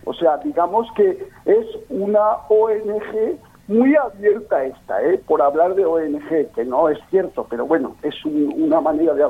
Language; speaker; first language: Spanish; native; Spanish